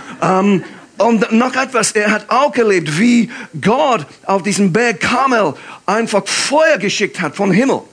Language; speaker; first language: German; non-native, fluent; English